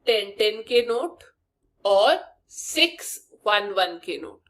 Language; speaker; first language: Hindi; non-native, local second language; Punjabi